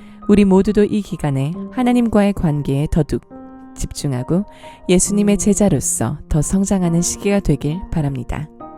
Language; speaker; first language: Korean; native; Korean